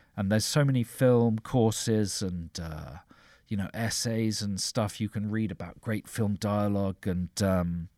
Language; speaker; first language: English; native; English